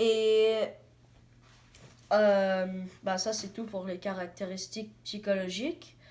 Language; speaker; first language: French; non-native, learner; English